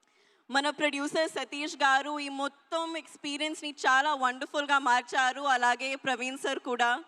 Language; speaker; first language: Telugu; non-native, local second language; Hindi